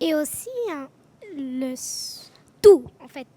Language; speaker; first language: French; non-native, learner; English